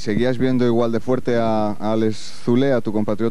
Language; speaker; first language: Spanish; native; Spanish